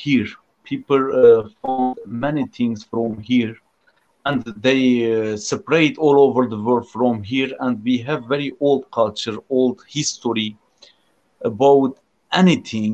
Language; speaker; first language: English; non-native, fluent; Turkish